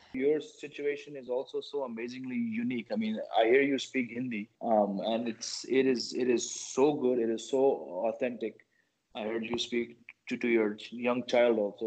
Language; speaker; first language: English; native; English